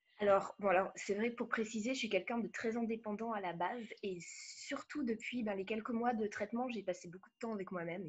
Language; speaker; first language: French; native; French